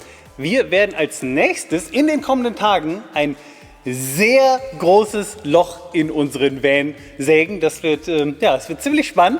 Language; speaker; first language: German; native; German